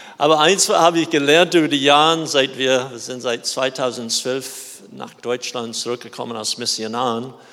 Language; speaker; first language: German; non-native, fluent; English